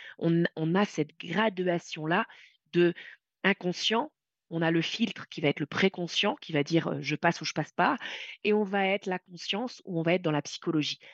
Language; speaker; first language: French; native; French